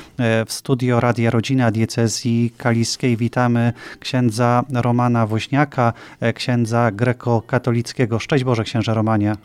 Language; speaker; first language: Polish; native; Polish